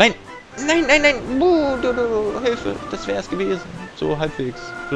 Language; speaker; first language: German; native; German